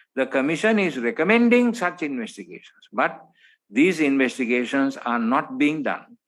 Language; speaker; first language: English; non-native, local second language; Sinhala